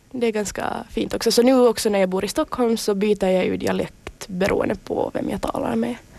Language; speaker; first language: Swedish; native; Swedish